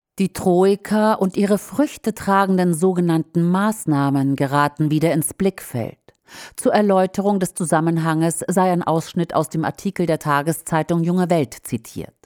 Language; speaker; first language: German; native; German